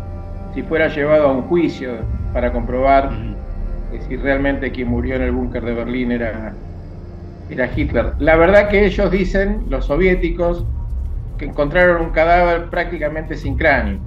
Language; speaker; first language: Spanish; native; Spanish